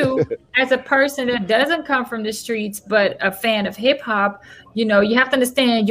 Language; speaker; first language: English; non-native, fluent; Dutch